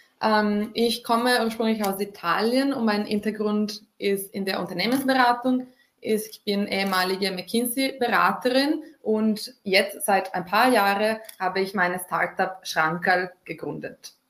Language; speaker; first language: German; non-native, fluent; Italian